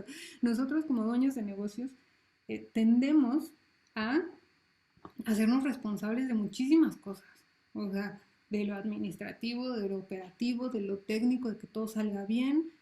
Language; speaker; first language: Spanish; native; Spanish